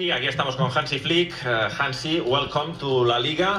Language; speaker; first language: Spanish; native; Spanish